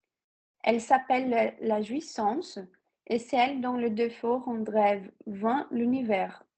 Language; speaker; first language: French; non-native, fluent; Portuguese